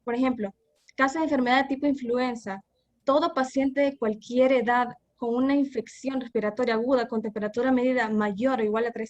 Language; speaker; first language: Spanish; native; Spanish